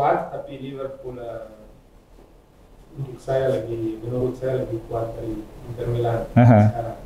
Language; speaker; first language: Indonesian; non-native, fluent; Italian